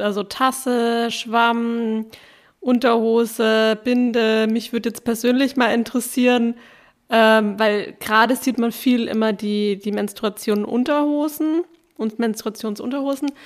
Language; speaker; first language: German; native; German